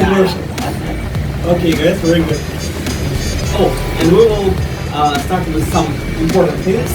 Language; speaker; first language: English; non-native, learner; Russian